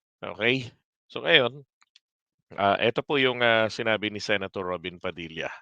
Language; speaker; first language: Filipino; native; Filipino